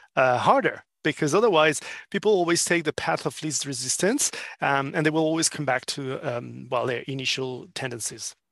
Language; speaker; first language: English; non-native, fluent; French